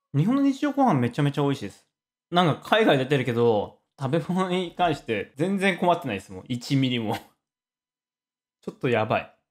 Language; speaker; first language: Japanese; non-native, fluent; Korean